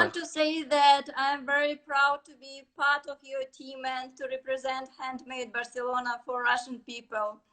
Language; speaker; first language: English; non-native, fluent; Russian